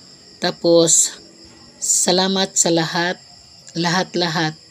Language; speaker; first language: Filipino; non-native, local second language; Cebuano